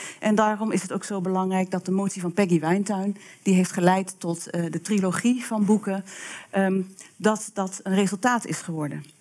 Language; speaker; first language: Dutch; native; Dutch